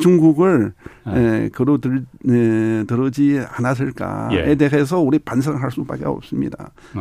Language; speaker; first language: Korean; non-native, fluent; Chinese